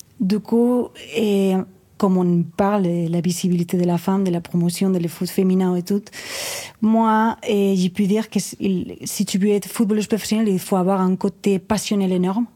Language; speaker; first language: French; non-native, fluent; Spanish